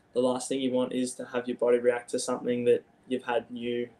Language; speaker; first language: English; native; English